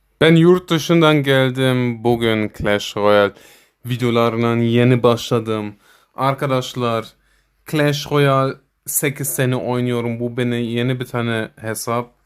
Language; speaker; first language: Turkish; early bilingual, heritage; Turkish